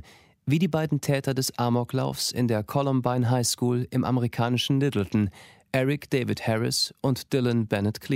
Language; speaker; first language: German; native; German